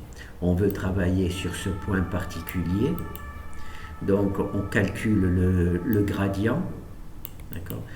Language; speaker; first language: French; native; French